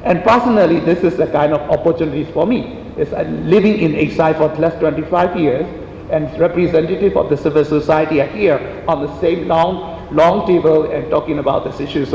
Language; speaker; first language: English; non-native, fluent; Burmese